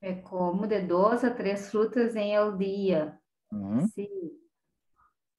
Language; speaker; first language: Spanish; non-native, learner; Portuguese